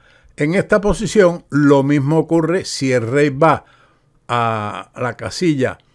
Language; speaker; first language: Spanish; native; Spanish